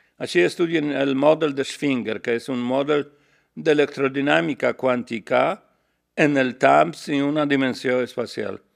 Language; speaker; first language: Catalan; non-native, learner; Polish